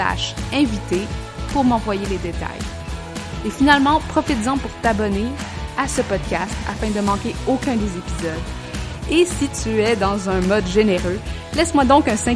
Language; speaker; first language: French; native; French